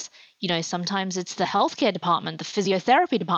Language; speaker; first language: English; native; English